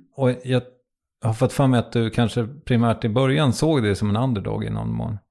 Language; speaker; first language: Swedish; native; Swedish